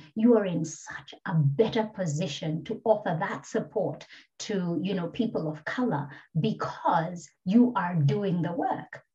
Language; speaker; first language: English; non-native, local second language; Kikuyu